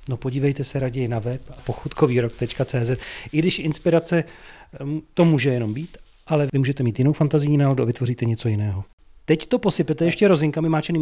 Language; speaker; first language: Czech; native; Czech